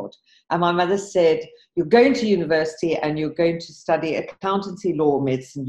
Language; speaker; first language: English; native; English